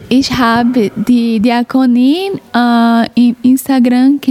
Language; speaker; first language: German; non-native, learner; Portuguese